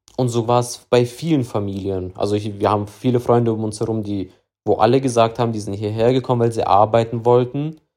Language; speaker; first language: German; early bilingual, other home language; Russian